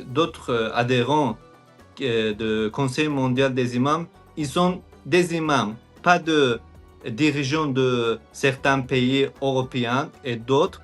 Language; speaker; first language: French; non-native, learner; Azerbaijani